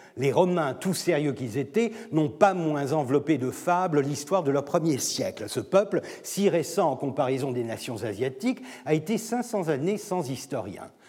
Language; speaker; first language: French; non-native, fluent; Turkish